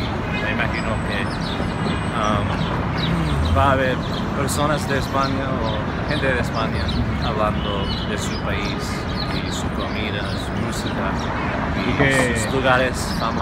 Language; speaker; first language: Spanish; non-native, fluent; English